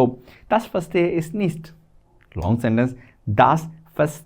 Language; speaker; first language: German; non-native, fluent; Hindi